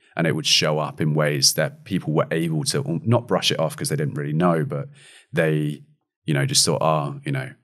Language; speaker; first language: English; native; English